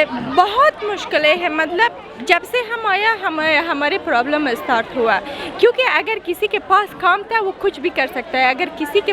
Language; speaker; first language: Hindi; non-native, learner; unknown